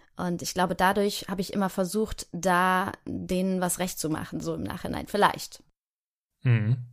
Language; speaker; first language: German; native; German